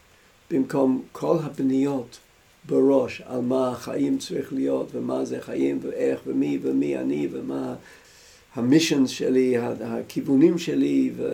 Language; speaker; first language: Hebrew; non-native, fluent; English